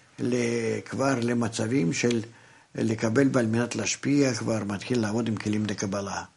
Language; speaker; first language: Hebrew; non-native, fluent; Russian